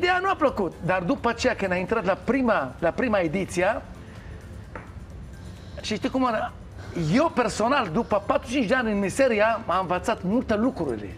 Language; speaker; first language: Romanian; non-native, learner; Hebrew